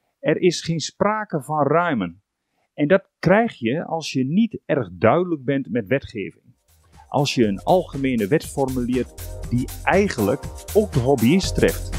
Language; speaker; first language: Dutch; native; Dutch